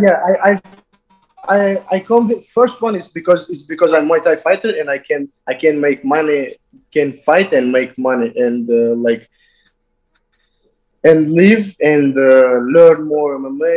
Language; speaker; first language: English; non-native, learner; Azerbaijani